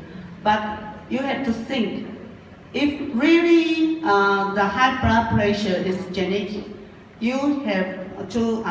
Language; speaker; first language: English; non-native, learner; Japanese